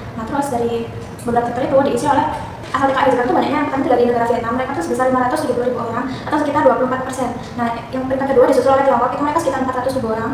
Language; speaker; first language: Indonesian; native; Indonesian